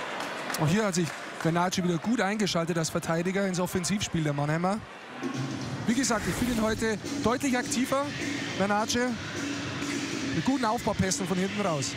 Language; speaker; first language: German; native; German